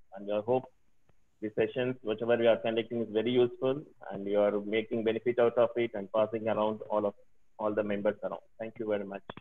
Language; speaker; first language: English; non-native, local second language; Tamil